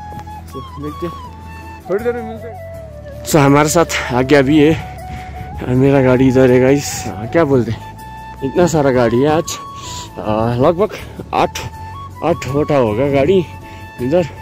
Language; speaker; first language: Hindi; non-native, local second language; Nepali